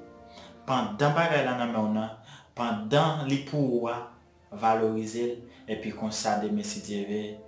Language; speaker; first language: French; non-native, learner; Haitian Creole